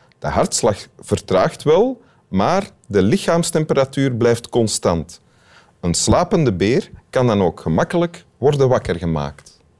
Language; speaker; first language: Dutch; native; Dutch